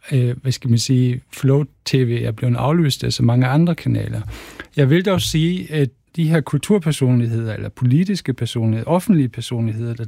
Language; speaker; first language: Danish; non-native, fluent; German